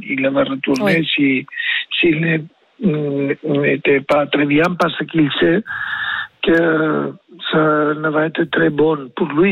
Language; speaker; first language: French; non-native, learner; Spanish